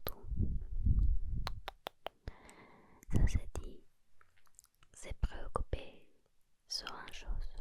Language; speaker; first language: French; non-native, learner; Spanish